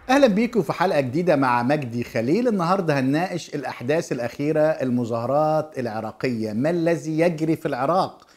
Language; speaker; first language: Arabic; native; Arabic